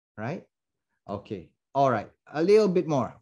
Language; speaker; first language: English; non-native, local second language; Malay